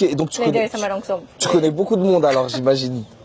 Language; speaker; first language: French; native; French